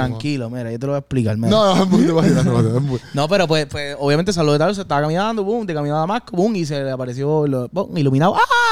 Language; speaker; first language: Spanish; native; Spanish